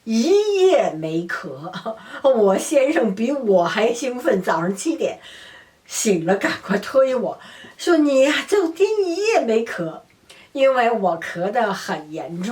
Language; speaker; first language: Chinese; native; Chinese